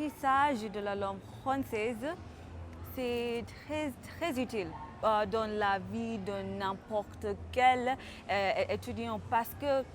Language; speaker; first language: French; non-native, fluent; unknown